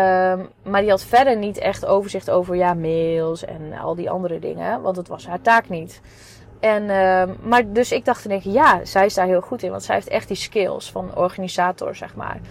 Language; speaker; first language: Dutch; native; Dutch